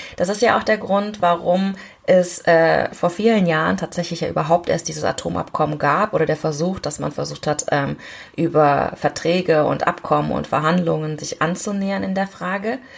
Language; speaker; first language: German; early bilingual, other home language; Korean